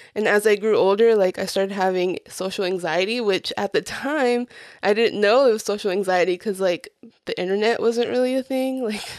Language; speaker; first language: English; early bilingual, other home language; Spanish